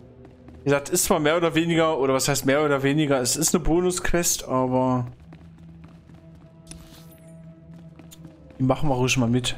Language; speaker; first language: German; native; German